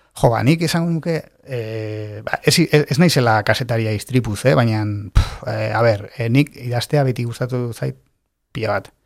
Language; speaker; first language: Basque; non-native, local second language; Spanish